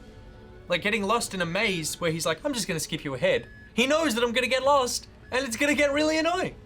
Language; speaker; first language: English; native; English